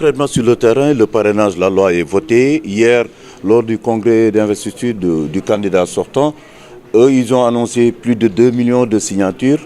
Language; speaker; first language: French; non-native, local second language; Wolof